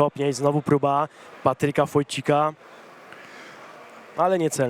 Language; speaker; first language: Polish; native; Polish